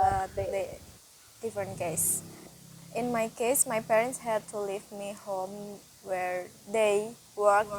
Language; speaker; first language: English; non-native, learner; Indonesian